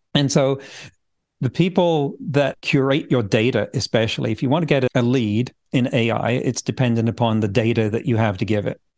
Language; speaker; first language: English; native; English